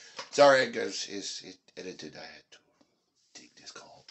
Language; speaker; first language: English; early bilingual, other home language; French